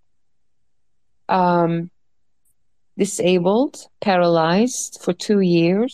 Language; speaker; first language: English; non-native, fluent; Dutch